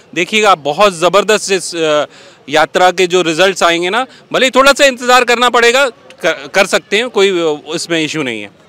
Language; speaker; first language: Hindi; native; Hindi